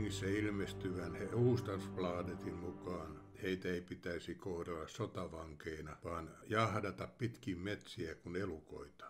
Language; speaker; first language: Finnish; native; Finnish